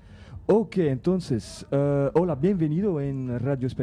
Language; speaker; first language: Spanish; non-native, learner; French